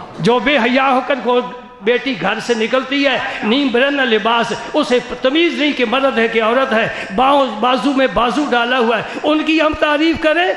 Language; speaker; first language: Urdu; non-native, local second language; Punjabi